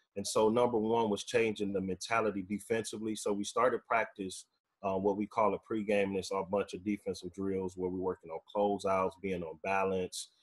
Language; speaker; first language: English; native; English